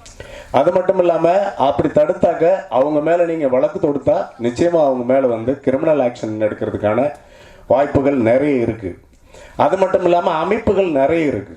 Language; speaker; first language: Tamil; native; Tamil